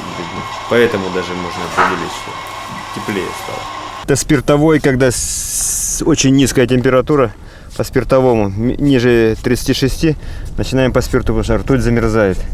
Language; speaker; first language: Russian; native; Russian